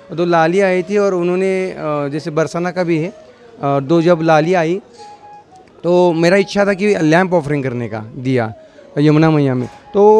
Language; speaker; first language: Hindi; non-native, local second language; Marathi